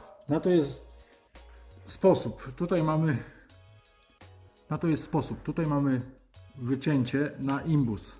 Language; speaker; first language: Polish; native; Polish